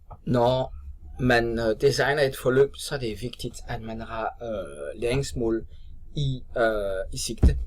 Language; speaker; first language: Danish; non-native, fluent; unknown